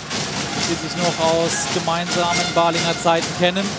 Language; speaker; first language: German; native; German